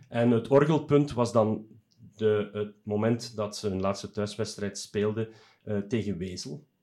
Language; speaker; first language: Dutch; native; Dutch